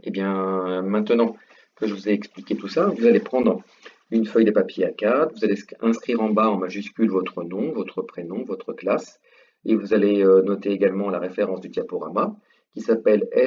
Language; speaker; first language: French; native; French